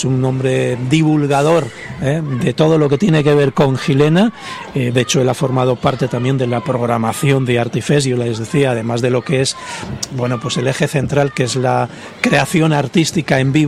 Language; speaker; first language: Spanish; native; Spanish